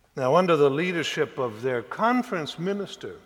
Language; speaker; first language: English; native; English